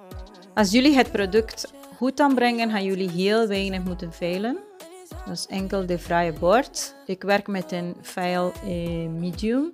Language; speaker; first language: Dutch; non-native, fluent; Spanish